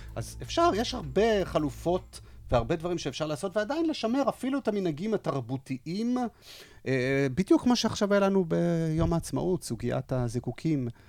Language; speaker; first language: Hebrew; native; Hebrew